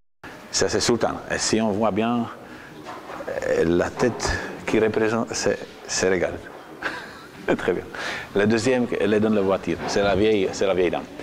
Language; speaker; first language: French; non-native, fluent; Czech